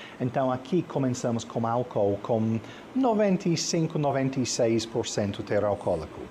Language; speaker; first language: Portuguese; non-native, fluent; English